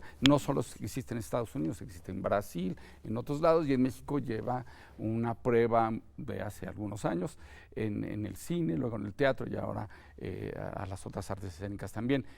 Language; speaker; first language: Spanish; native; Spanish